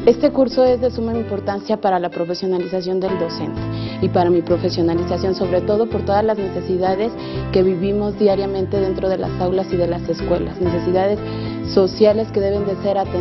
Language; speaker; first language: Spanish; native; Spanish